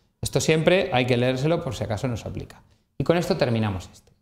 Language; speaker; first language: Spanish; native; Spanish